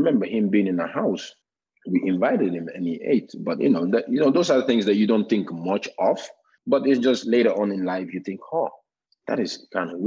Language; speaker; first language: English; non-native, fluent; Norwegian